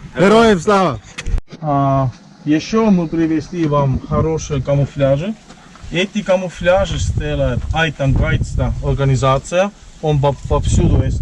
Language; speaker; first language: Russian; non-native, learner; Estonian